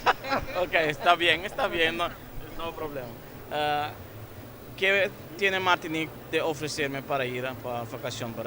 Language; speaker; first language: Spanish; non-native, learner; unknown